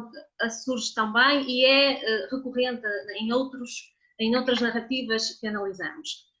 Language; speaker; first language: Portuguese; native; Portuguese